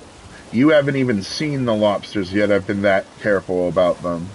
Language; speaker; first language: English; native; English